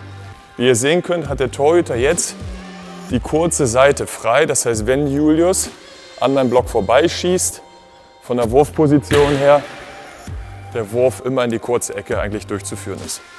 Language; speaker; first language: German; native; German